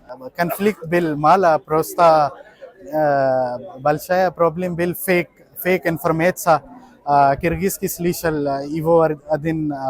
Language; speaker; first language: Russian; non-native, learner; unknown